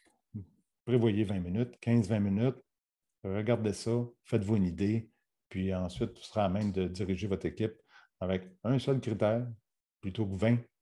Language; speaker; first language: French; native; French